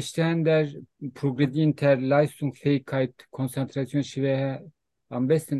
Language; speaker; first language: German; non-native, learner; Turkish